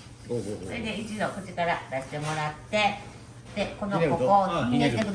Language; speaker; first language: Japanese; native; Japanese